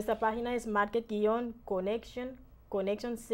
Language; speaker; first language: Spanish; non-native, fluent; Haitian Creole